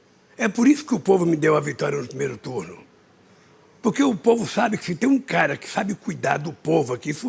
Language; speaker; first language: Portuguese; native; Portuguese